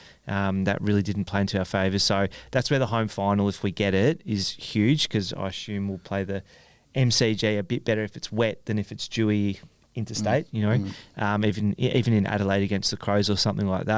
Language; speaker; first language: English; native; English